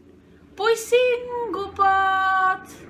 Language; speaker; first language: Welsh; non-native, fluent; Spanish